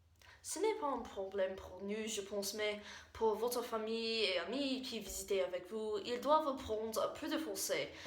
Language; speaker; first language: French; non-native, learner; English